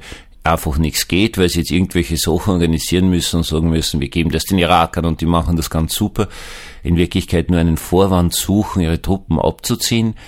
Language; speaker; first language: German; native; German